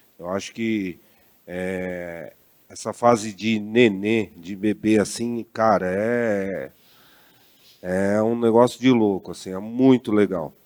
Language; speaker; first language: Portuguese; native; Portuguese